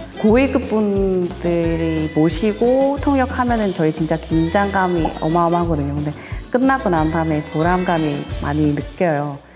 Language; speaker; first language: Korean; non-native, fluent; Vietnamese